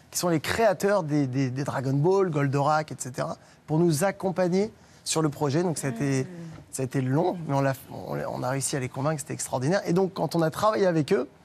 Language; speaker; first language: French; native; French